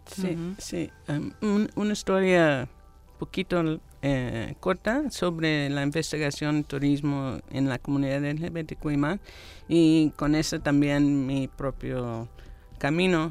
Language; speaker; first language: Spanish; non-native, fluent; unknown